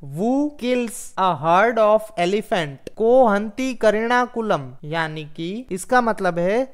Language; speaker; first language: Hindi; non-native, local second language; Gujarati